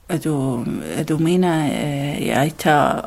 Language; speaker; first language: Danish; non-native, learner; Arabic